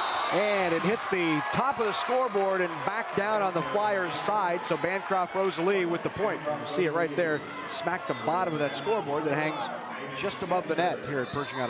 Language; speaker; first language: English; native; English